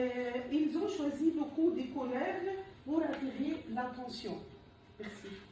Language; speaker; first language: French; non-native, fluent; Arabic